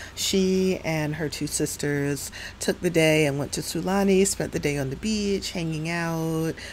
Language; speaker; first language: English; native; English